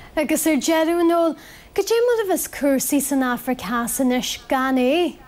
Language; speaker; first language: Irish; native; Irish